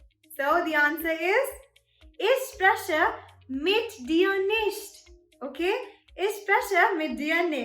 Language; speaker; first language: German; non-native, learner; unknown